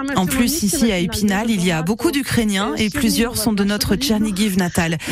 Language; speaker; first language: French; non-native, fluent; Ukrainian